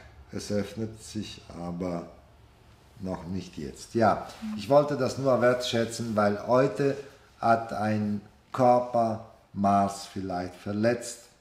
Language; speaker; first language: German; non-native, fluent; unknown